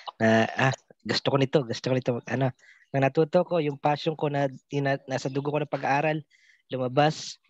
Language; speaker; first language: Filipino; non-native, local second language; Cebuano